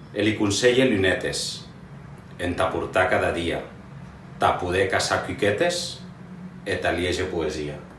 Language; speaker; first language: Occitan; native; Occitan